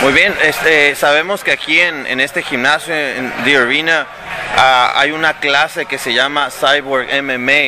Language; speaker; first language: Portuguese; non-native, learner; Spanish